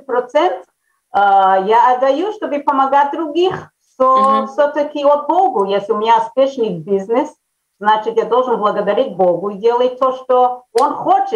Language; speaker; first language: Russian; early bilingual, heritage; Russian